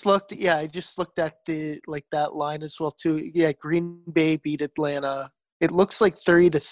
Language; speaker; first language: English; native; English